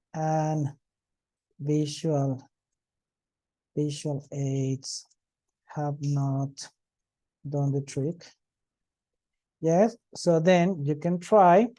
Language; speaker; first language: English; non-native, fluent; Spanish